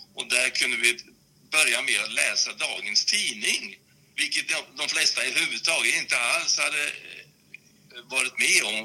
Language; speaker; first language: Swedish; native; Swedish